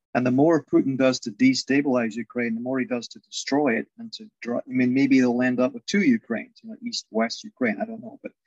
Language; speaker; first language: English; native; English